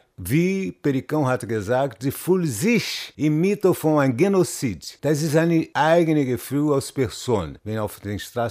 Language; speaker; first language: German; non-native, learner; Portuguese